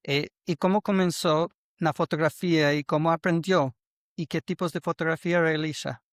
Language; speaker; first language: Portuguese; non-native, learner; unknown